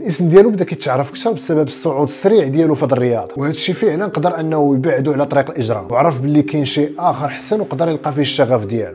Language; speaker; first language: Arabic; native; Arabic